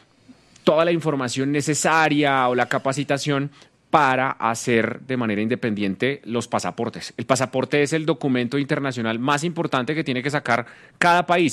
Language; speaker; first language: Spanish; native; Spanish